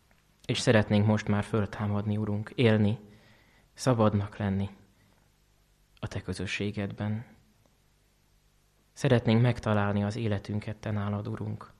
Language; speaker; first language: Hungarian; native; Hungarian